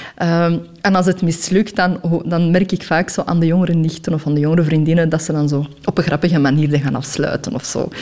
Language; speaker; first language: Dutch; early bilingual, other home language; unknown